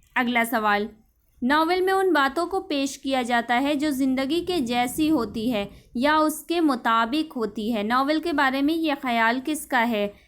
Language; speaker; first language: Urdu; native; Urdu